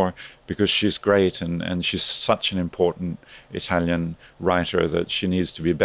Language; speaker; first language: English; native; English